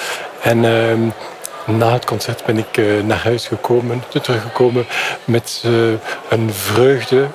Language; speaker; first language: Dutch; non-native, fluent; French